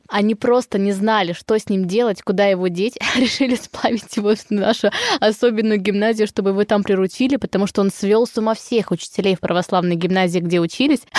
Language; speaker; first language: Russian; native; Russian